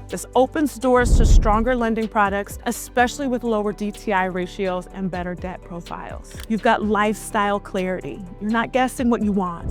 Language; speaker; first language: English; native; English